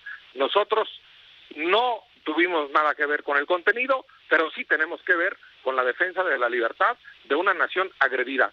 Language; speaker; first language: Spanish; native; Spanish